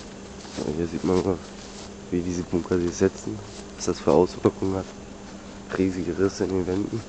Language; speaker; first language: German; native; German